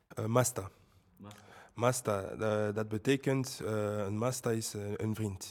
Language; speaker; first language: Dutch; non-native, local second language; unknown